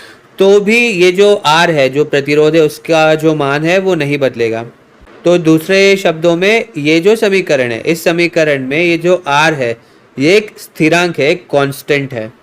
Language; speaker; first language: Hindi; native; Hindi